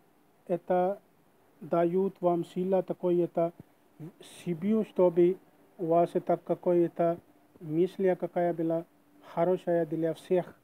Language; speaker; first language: Russian; non-native, learner; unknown